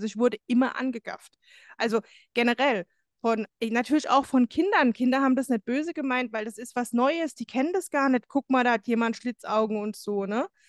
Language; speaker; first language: German; native; German